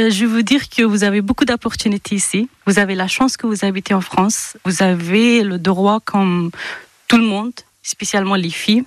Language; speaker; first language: French; non-native, fluent; Persian